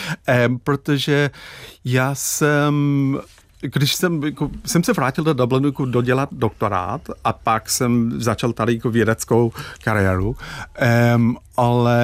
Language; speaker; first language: Czech; non-native, fluent; English